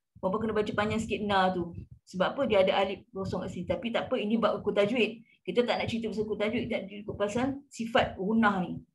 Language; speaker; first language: Malay; native; Malay